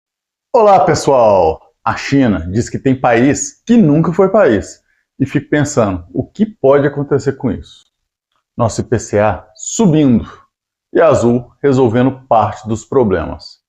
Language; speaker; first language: Portuguese; native; Portuguese